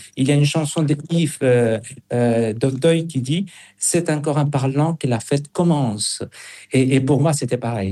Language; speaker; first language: French; non-native, fluent; Spanish